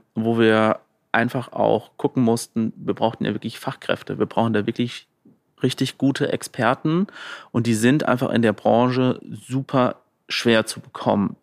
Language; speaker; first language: German; native; German